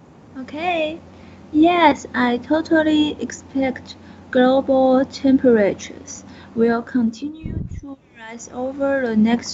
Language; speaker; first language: English; non-native, learner; Chinese